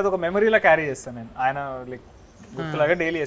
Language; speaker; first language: Telugu; native; Telugu